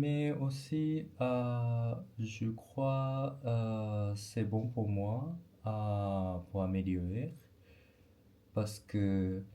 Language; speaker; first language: French; non-native, learner; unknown